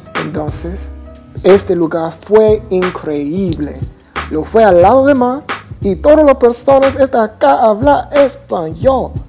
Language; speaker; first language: Spanish; non-native, learner; English